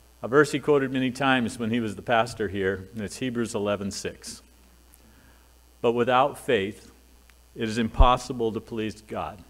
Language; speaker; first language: English; native; English